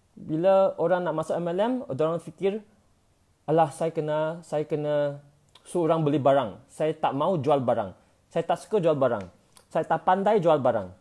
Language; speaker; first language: Malay; non-native, local second language; Chinese